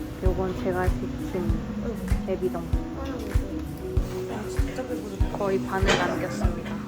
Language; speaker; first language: Korean; native; Korean